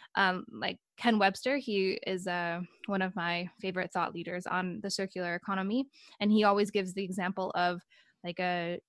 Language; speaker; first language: English; native; English